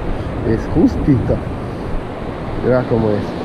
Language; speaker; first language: Spanish; non-native, fluent; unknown